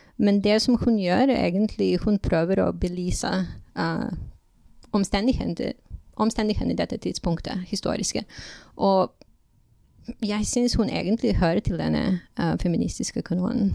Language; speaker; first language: Norwegian; non-native, fluent; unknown